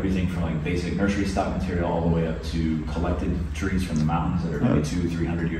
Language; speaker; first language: English; native; English